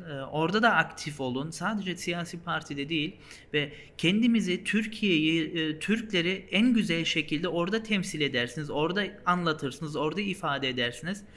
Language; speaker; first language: Turkish; early bilingual, heritage; Turkish